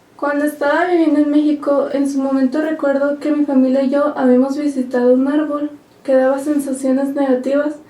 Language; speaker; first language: Spanish; native; Spanish